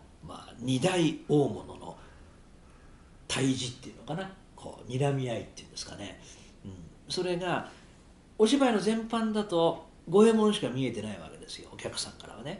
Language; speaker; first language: Japanese; native; Japanese